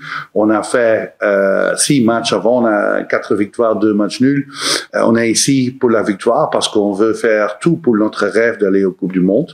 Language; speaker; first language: French; non-native, learner; Dutch